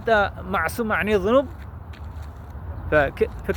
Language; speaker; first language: Arabic; non-native, learner; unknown